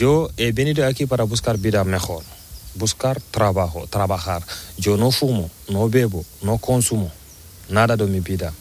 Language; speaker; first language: Spanish; non-native, learner; Fula